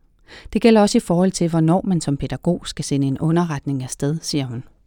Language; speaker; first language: Danish; native; Danish